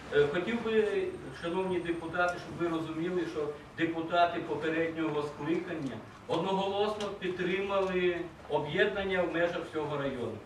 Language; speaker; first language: Ukrainian; native; Ukrainian